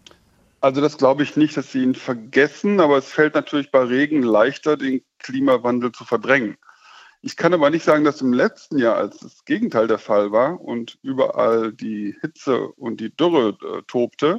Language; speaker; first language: German; native; German